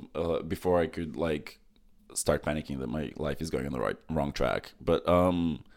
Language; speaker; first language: English; early bilingual, other home language; Macedonian